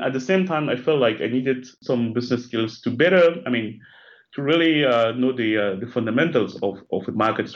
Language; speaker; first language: English; non-native, local second language; French